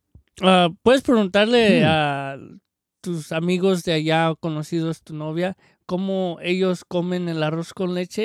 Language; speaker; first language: Spanish; early bilingual, heritage; Spanish